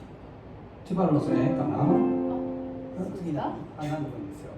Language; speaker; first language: Japanese; native; Japanese